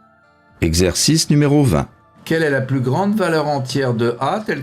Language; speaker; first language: French; native; French